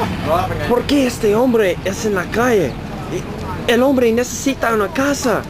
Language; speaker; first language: Spanish; non-native, learner; English